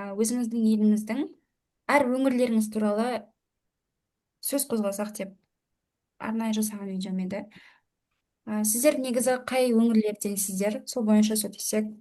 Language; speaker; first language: Kazakh; native; Kazakh